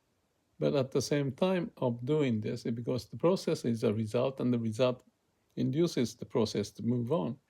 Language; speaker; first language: English; non-native, fluent; Japanese